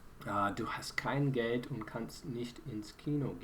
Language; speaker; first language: German; non-native, fluent; English